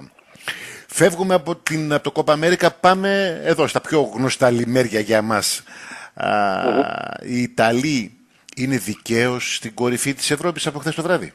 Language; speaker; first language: Greek; native; Greek